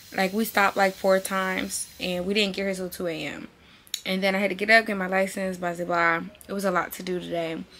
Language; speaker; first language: English; native; English